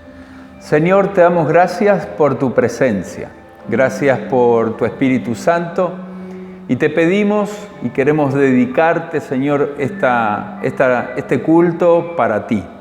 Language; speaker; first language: Spanish; native; Spanish